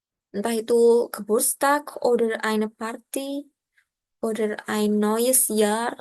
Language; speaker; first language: German; non-native, learner; Indonesian